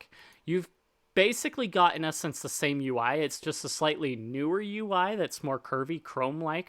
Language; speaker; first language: English; native; English